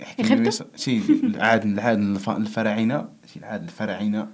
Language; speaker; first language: Spanish; non-native, learner; Berber languages